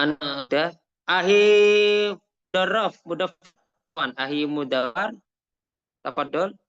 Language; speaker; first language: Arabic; non-native, fluent; Indonesian